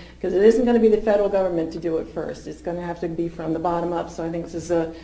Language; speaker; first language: English; native; English